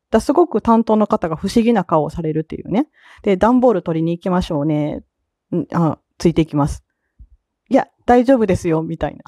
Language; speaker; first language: Japanese; native; Japanese